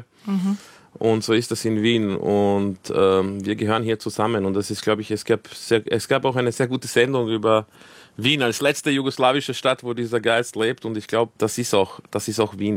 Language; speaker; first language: German; early bilingual, other home language; Croatian